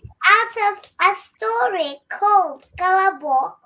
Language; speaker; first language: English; early bilingual, other home language; Russian